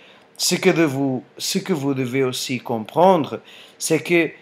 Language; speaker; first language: French; non-native, fluent; Portuguese